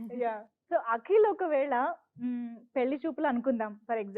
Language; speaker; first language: Telugu; native; Telugu